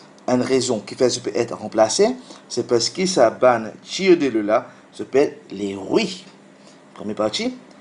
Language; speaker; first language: French; non-native, local second language; Morisyen